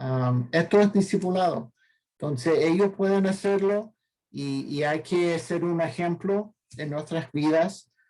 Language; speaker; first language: Spanish; non-native, fluent; English